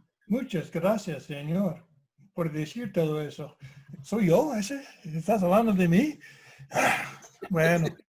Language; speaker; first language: Spanish; non-native, fluent; English